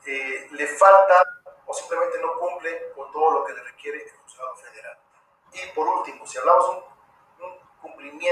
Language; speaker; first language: Spanish; native; Spanish